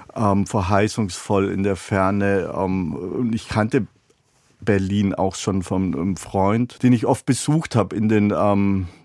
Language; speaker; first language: German; native; German